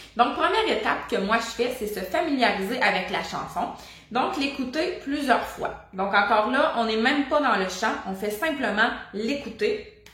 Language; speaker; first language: French; native; French